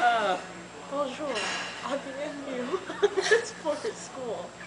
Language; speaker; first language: French; non-native, learner; English